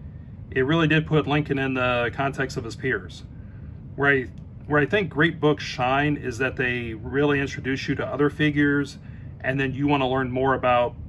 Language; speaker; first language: English; native; English